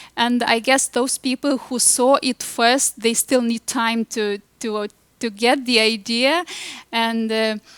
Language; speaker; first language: English; non-native, fluent; Lithuanian